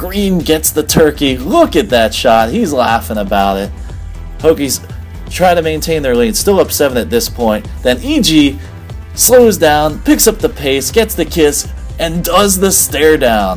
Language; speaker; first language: English; native; English